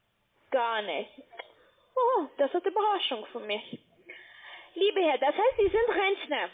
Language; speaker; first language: German; non-native, learner; Russian